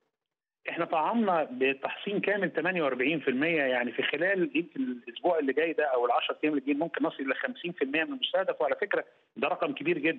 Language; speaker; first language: Arabic; native; Arabic